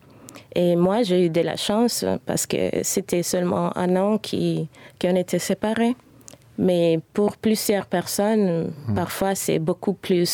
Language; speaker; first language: French; non-native, fluent; Spanish